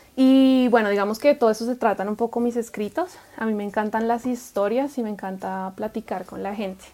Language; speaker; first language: Spanish; native; Spanish